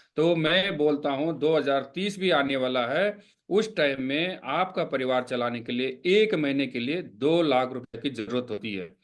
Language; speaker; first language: Hindi; non-native, local second language; Kannada